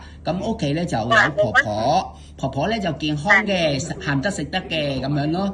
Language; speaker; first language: Cantonese; native; Cantonese